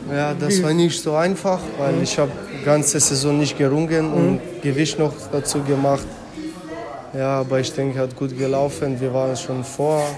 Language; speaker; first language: German; non-native, learner; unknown